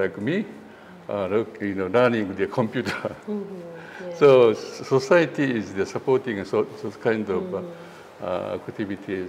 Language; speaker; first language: English; non-native, learner; Japanese